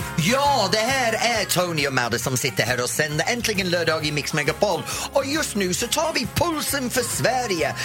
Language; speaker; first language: Swedish; non-native, fluent; English